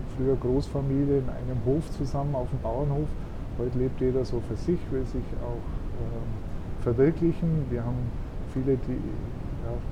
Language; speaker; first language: German; native; German